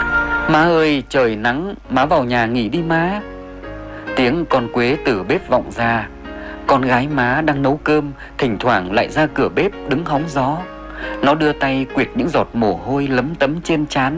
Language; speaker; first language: Vietnamese; native; Vietnamese